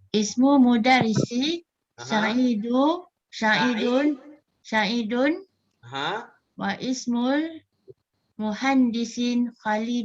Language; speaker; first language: Arabic; non-native, learner; Malay